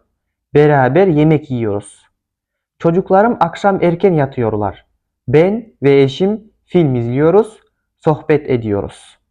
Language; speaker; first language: Turkish; non-native, fluent; Kyrgyz